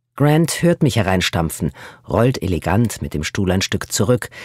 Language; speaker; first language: German; native; German